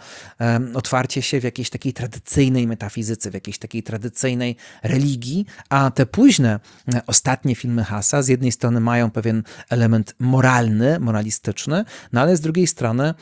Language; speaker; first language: Polish; native; Polish